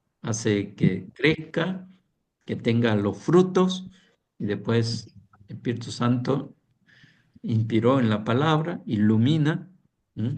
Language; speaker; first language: Spanish; non-native, fluent; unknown